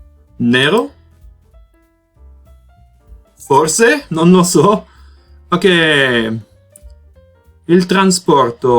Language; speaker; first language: Italian; non-native, learner; Portuguese